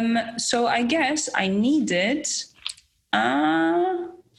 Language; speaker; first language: English; non-native, fluent; German